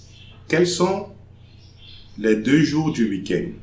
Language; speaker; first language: French; non-native, fluent; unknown